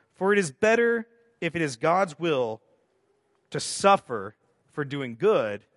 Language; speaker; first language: English; native; English